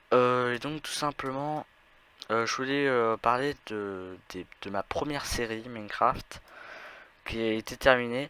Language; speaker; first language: French; native; French